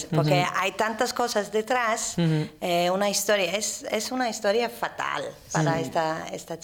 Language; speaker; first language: Spanish; non-native, fluent; English